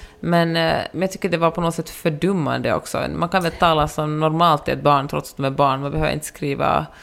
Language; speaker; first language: Swedish; native; Swedish